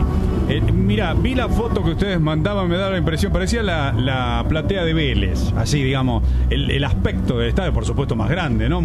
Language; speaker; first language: Spanish; native; Spanish